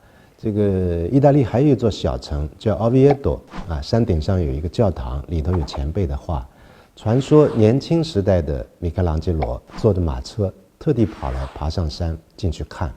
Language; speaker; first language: Chinese; native; Chinese